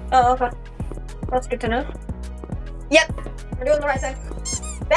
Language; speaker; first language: English; native; English